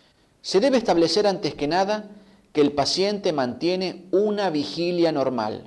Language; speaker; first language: Spanish; native; Spanish